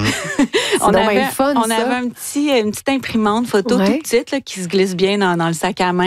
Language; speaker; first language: French; native; French